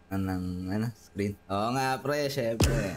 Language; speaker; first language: Filipino; native; Filipino